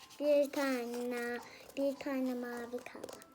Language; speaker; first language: Turkish; early bilingual, heritage; Turkish